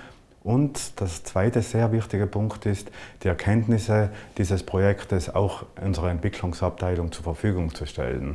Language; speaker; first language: German; native; German